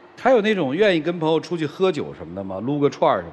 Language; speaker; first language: Chinese; native; Chinese